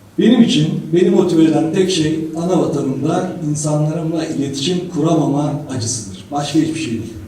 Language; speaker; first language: Turkish; native; Turkish